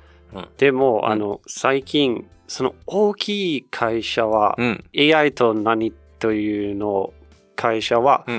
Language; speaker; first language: Japanese; non-native, learner; Danish